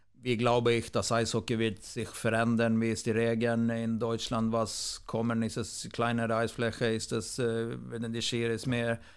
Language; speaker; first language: German; non-native, fluent; Swedish